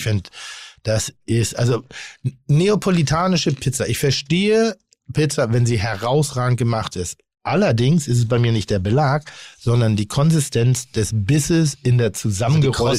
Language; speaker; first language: German; native; German